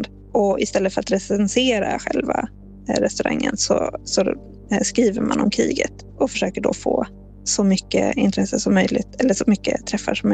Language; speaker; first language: Swedish; native; Swedish